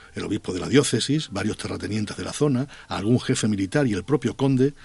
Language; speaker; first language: Spanish; native; Spanish